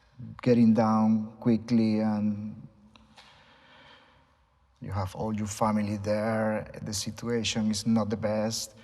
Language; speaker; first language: English; non-native, learner; Spanish